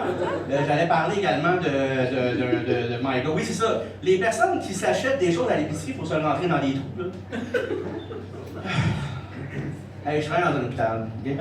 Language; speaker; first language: French; native; French